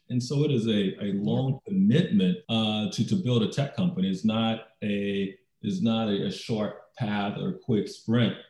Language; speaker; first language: English; native; English